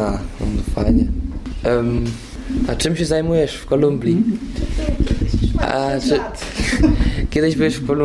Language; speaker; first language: Polish; early bilingual, heritage; Polish